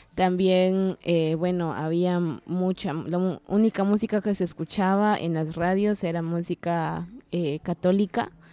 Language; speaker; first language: Spanish; non-native, local second language; Kaqchikel